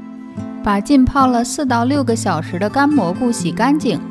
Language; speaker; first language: Chinese; native; Chinese